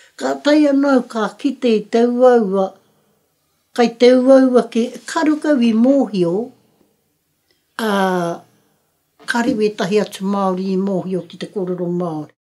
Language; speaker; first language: Māori; native; Māori